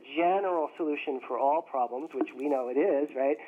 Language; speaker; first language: English; native; English